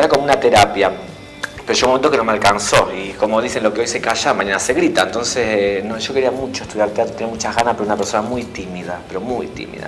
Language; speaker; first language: Spanish; native; Spanish